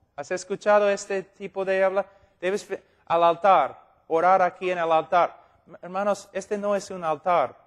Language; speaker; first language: Spanish; non-native, fluent; English